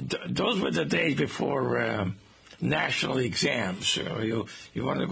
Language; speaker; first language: English; non-native, fluent; Portuguese